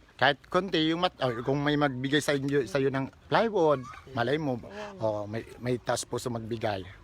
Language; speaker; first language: Filipino; non-native, local second language; Bikol